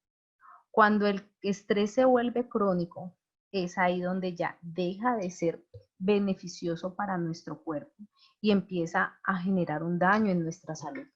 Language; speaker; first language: Spanish; native; Spanish